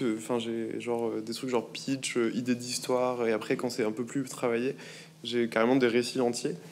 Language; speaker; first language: French; native; French